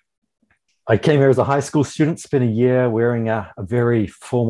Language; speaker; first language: English; native; English